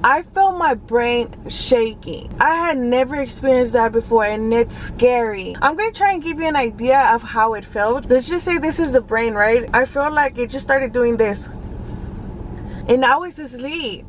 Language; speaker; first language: English; early bilingual, other home language; Spanish